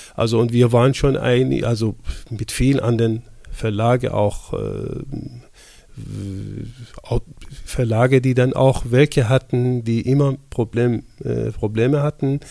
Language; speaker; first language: German; non-native, fluent; Persian